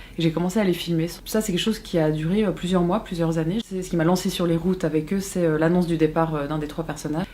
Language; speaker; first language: French; native; French